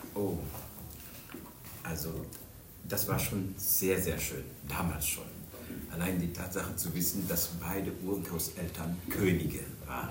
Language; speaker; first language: German; non-native, fluent; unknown